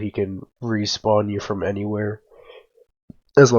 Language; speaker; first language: English; native; English